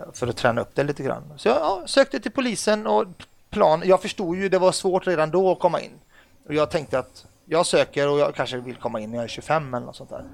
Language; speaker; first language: Swedish; early bilingual, other home language; Arabic